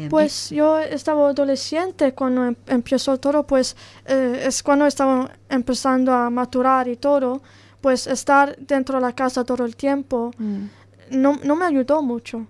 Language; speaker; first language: Spanish; non-native, learner; Italian